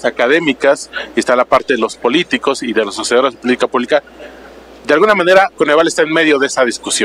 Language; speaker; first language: Spanish; native; Spanish